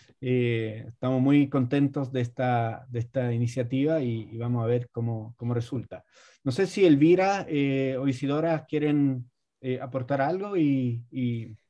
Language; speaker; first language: Spanish; native; Spanish